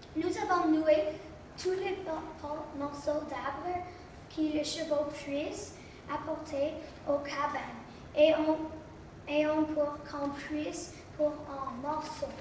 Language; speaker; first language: French; non-native, learner; English